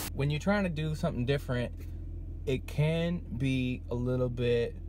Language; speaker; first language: English; native; English